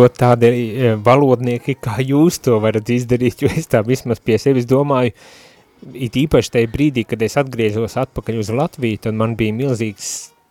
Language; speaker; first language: Latvian; native; Latvian